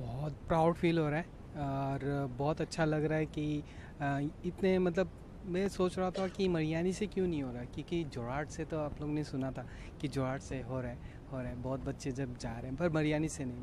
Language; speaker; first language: Hindi; non-native, local second language; Assamese